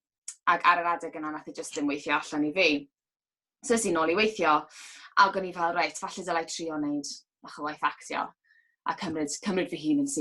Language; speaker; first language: Welsh; native; Welsh